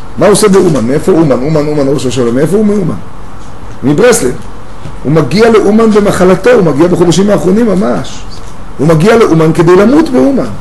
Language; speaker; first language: Hebrew; native; Hebrew